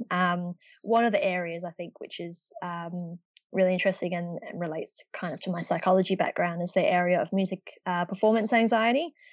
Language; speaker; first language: English; native; English